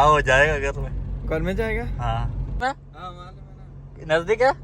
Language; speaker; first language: Hindi; non-native, local second language; Malayalam